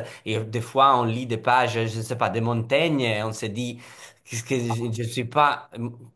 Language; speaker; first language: French; non-native, fluent; Italian